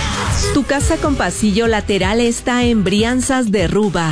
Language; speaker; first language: Spanish; native; Spanish